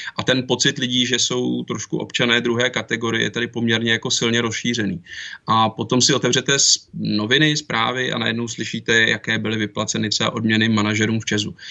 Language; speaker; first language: Czech; native; Czech